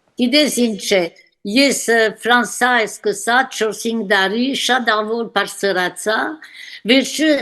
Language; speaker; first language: Armenian; early bilingual, heritage; Armenian